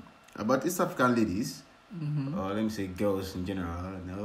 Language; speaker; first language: English; non-native, local second language; Yoruba